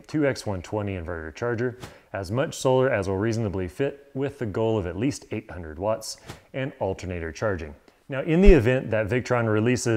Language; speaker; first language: English; native; English